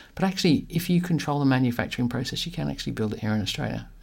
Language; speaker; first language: English; native; English